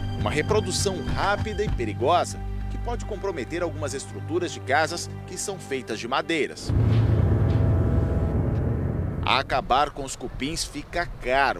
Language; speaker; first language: Portuguese; native; Portuguese